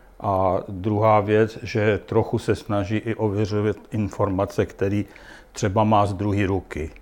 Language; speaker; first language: Czech; native; Czech